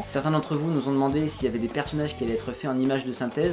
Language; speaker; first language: French; native; French